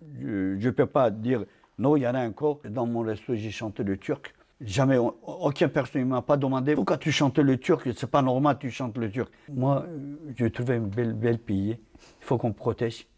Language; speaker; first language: French; non-native, fluent; Turkish